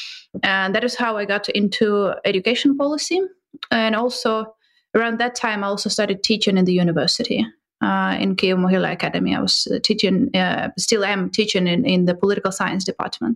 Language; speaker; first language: English; non-native, fluent; Ukrainian